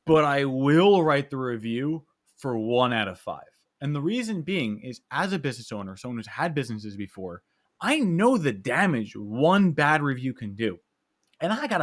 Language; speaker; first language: English; native; English